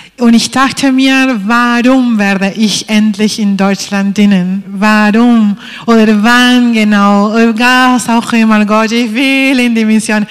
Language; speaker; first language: German; non-native, fluent; Spanish